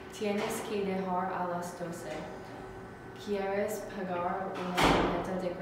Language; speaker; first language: Spanish; non-native, learner; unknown